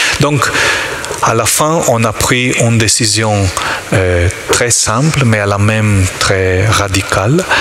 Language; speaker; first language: French; non-native, learner; Italian